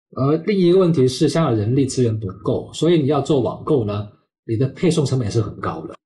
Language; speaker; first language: Chinese; non-native, local second language; Cantonese